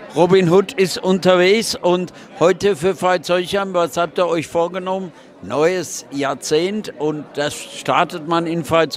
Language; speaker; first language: German; native; German